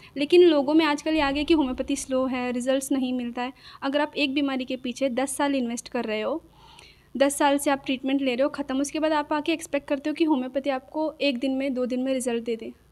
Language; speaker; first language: Hindi; non-native, local second language; Urdu